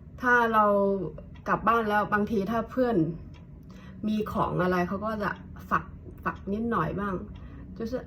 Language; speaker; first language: Thai; non-native, fluent; Hakka Chinese